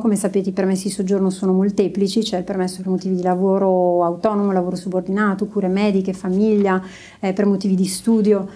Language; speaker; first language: Italian; native; Italian